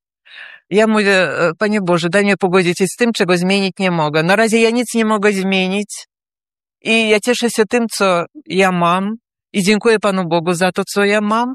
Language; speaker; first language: Polish; early bilingual, heritage; Polish